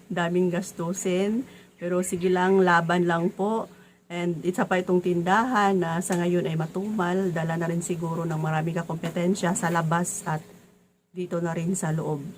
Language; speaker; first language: Filipino; native; Filipino